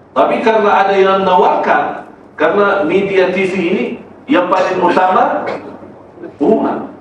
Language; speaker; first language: Malay; non-native, fluent; Arabic